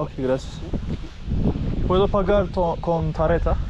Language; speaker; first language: Spanish; non-native, learner; Turkish